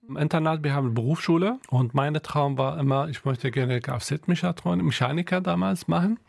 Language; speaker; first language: German; non-native, local second language; Arabic